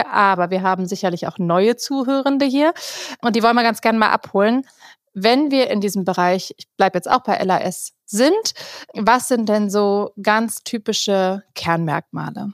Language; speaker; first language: German; native; German